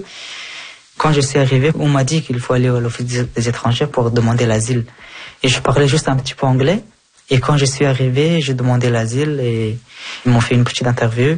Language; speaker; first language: French; early bilingual, other home language; Persian